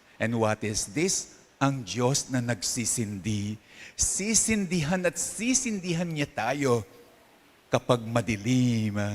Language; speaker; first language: Filipino; non-native, local second language; Pampanga